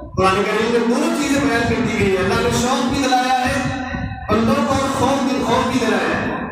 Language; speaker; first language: Urdu; native; Urdu